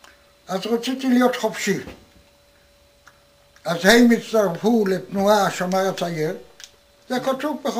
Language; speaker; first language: Hebrew; non-native, fluent; Polish